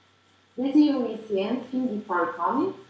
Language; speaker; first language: English; non-native, learner; Portuguese